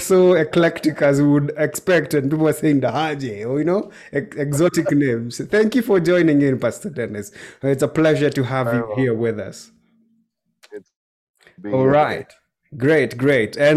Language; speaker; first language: English; non-native, local second language; Kikuyu